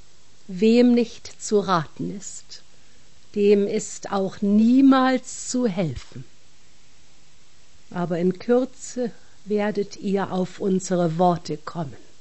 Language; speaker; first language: German; native; German